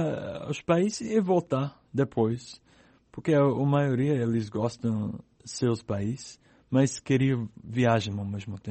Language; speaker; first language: Portuguese; non-native, learner; English